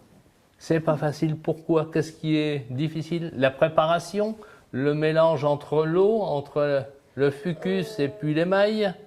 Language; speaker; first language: French; native; French